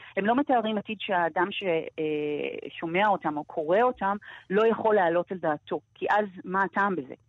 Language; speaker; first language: Hebrew; native; Hebrew